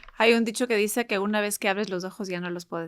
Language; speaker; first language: Spanish; native; Spanish